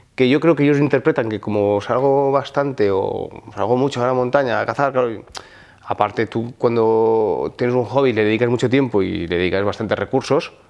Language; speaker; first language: Spanish; non-native, local second language; Occitan